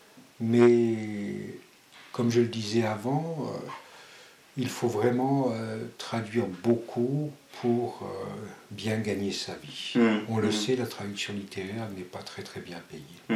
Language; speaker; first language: French; early bilingual, other home language; Spanish